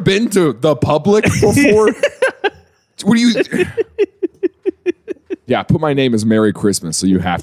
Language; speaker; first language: English; native; English